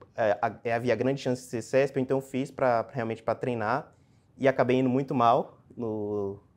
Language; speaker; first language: Portuguese; native; Portuguese